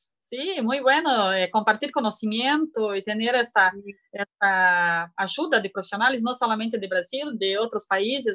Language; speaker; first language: Spanish; non-native, learner; Portuguese